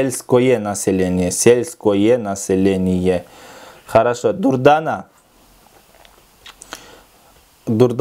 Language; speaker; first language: Russian; non-native, local second language; Kyrgyz